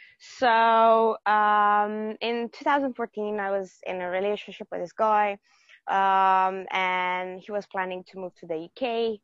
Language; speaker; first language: English; non-native, fluent; Romanian